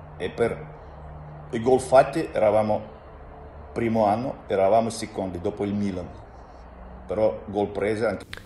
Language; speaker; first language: Italian; non-native, fluent; Russian